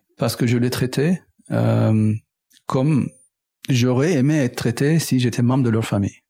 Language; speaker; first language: French; native; French